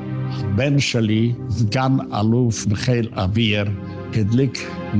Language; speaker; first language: Hebrew; non-native, fluent; Yiddish